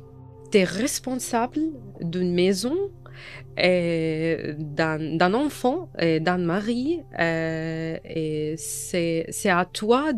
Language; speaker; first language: French; non-native, fluent; Arabic